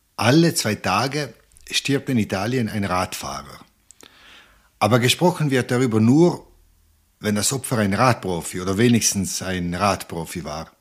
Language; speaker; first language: German; non-native, local second language; Ladin